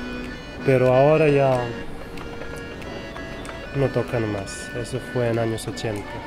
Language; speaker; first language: Spanish; non-native, fluent; Serbian